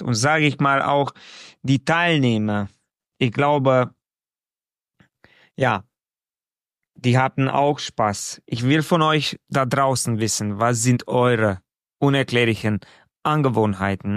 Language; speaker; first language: German; non-native, fluent; Romanian